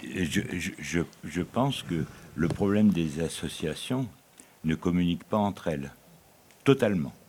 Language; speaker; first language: French; native; French